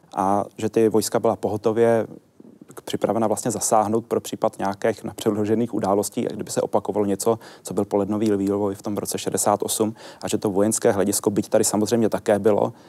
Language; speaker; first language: Czech; native; Czech